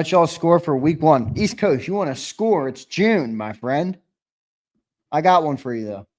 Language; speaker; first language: English; native; English